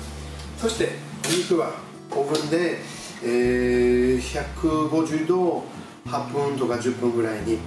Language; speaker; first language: Japanese; non-native, fluent; French